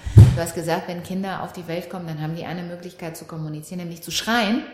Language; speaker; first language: German; early bilingual, other home language; Romanian